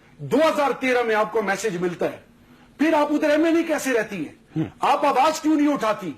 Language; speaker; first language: Urdu; non-native, local second language; Pashto